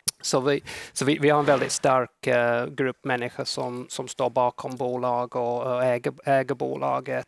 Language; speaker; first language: Swedish; non-native, fluent; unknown